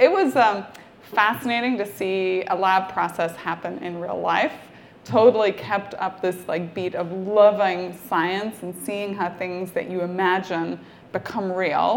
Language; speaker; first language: English; native; English